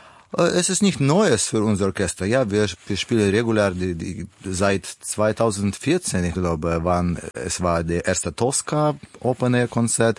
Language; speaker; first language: German; non-native, learner; Russian